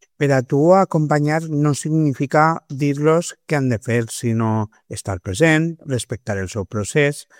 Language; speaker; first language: Catalan; native; Catalan